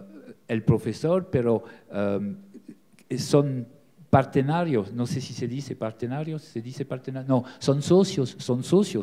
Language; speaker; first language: Spanish; non-native, learner; French